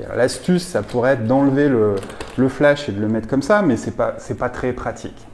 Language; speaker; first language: French; native; French